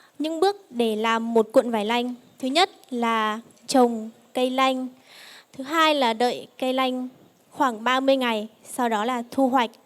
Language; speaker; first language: Vietnamese; non-native, local second language; Hmong